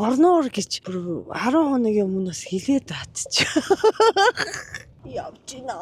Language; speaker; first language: Mongolian; native; Mongolian